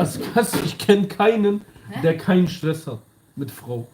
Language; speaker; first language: German; early bilingual, other home language; Kurdish